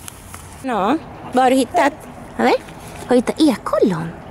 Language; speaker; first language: Swedish; native; Swedish